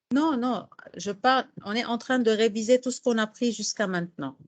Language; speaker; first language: French; non-native, fluent; Arabic